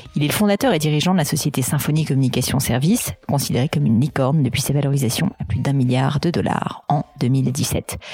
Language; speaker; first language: French; native; French